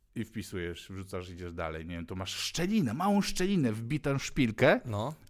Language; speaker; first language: Polish; non-native, fluent; Mongolian